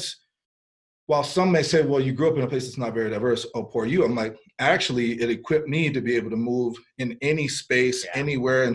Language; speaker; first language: English; early bilingual, other home language; Spanish